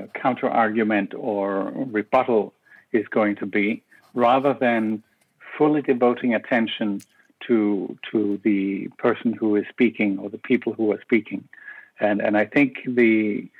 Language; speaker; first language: English; non-native, fluent; Danish